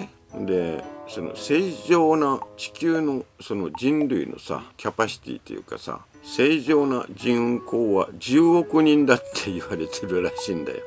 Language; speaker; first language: Japanese; native; Japanese